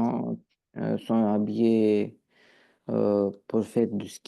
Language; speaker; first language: French; non-native, learner; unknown